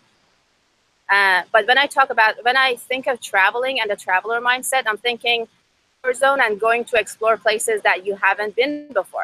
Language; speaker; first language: English; non-native, fluent; Persian